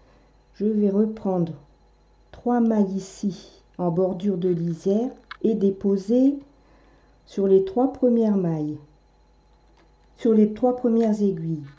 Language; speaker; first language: French; native; French